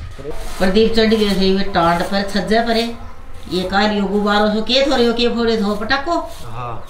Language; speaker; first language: Hindi; native; Hindi